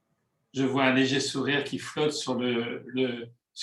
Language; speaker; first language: French; native; French